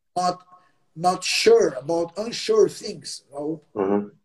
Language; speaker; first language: English; non-native, learner; Portuguese